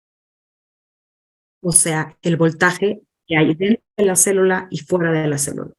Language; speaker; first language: Spanish; non-native, fluent; English